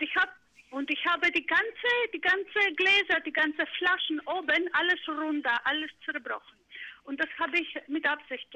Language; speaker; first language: German; non-native, fluent; Greek